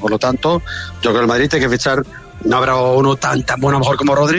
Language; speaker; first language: Spanish; native; Spanish